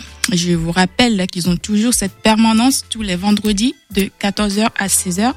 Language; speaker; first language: French; native; French